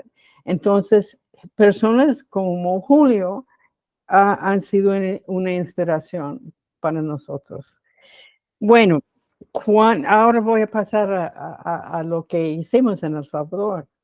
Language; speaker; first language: Spanish; non-native, fluent; English